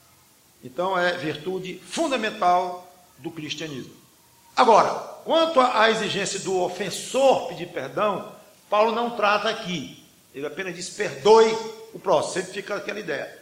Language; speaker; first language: Portuguese; native; Portuguese